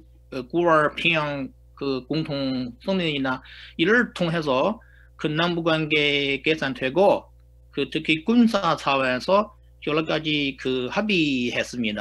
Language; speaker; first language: Korean; non-native, fluent; Chinese